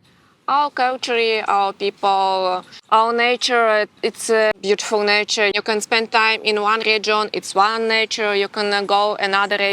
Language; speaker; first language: English; non-native, learner; Ukrainian